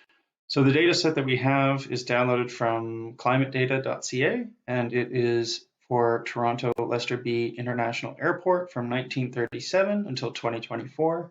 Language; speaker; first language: English; native; English